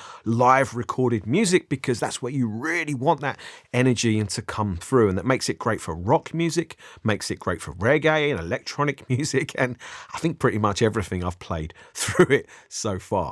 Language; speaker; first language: English; native; English